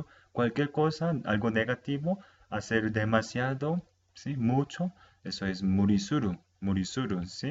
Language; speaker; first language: Spanish; non-native, fluent; Japanese